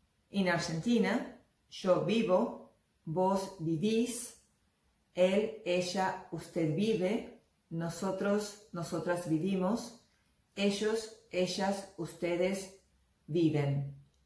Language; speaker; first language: Spanish; native; Spanish